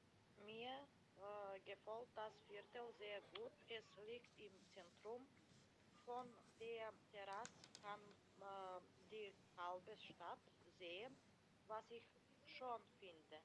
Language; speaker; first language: German; non-native, learner; Macedonian